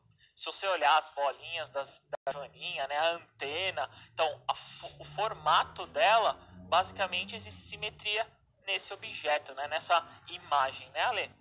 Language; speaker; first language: Portuguese; native; Portuguese